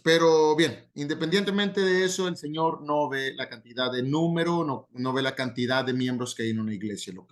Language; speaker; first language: Spanish; native; Spanish